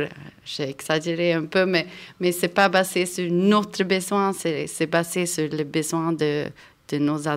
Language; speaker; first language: French; non-native, fluent; Swedish